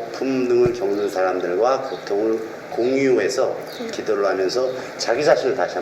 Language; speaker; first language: Korean; native; Korean